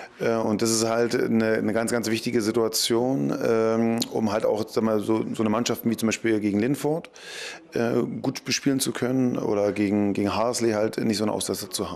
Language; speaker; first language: German; native; German